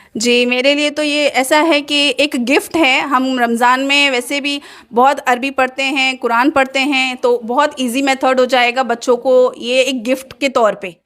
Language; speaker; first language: Hindi; native; Hindi